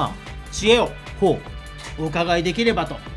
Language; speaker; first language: Japanese; native; Japanese